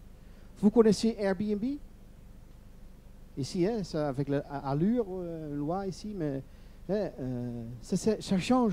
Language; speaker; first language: French; non-native, learner; Dutch